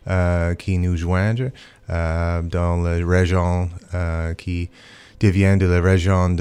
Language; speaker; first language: French; non-native, local second language; English